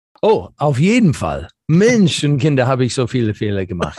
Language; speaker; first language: German; non-native, fluent; English